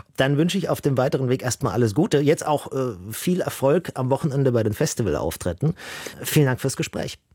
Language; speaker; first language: German; native; German